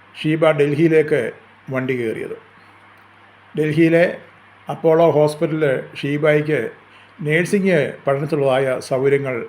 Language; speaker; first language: Malayalam; native; Malayalam